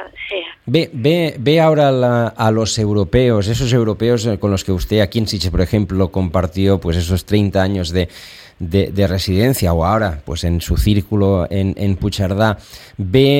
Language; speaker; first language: Spanish; non-native, local second language; Catalan